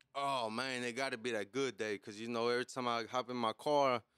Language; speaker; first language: English; native; English